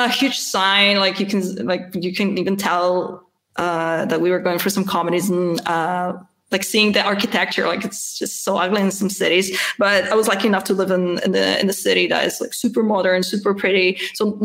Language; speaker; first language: English; non-native, fluent; Polish